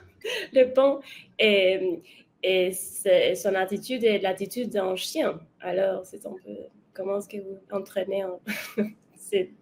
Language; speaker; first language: French; non-native, learner; Spanish